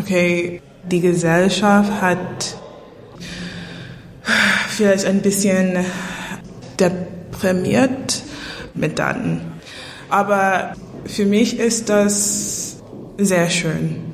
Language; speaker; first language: German; non-native, fluent; English